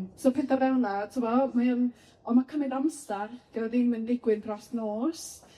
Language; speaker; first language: Welsh; native; Welsh